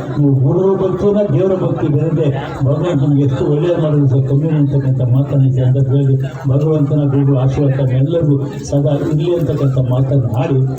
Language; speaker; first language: Kannada; native; Kannada